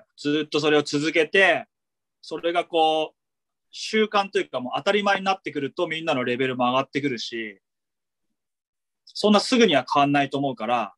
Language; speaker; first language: Japanese; native; Japanese